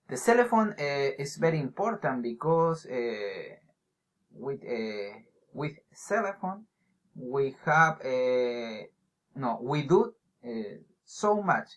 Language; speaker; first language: English; non-native, learner; Spanish